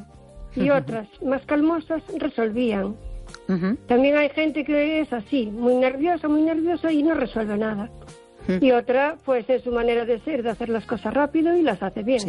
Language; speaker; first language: Spanish; native; Spanish